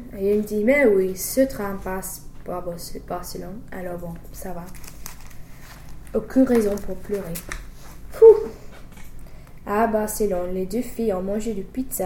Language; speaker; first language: French; non-native, fluent; English